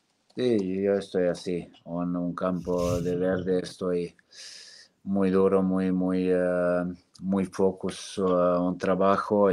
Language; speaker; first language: Spanish; non-native, fluent; Serbian